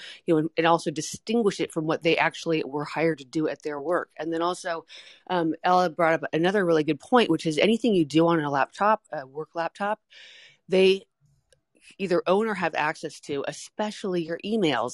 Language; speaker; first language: English; non-native, fluent; Portuguese